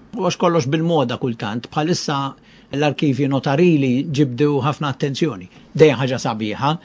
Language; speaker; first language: Maltese; native; Maltese